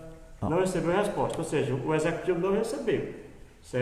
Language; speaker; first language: Portuguese; native; Portuguese